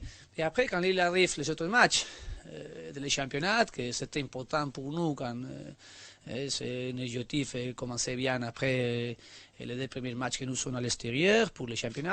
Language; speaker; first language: French; non-native, learner; Spanish